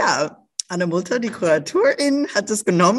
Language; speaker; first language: German; non-native, local second language; English